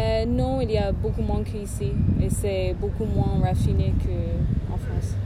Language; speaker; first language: French; non-native, fluent; English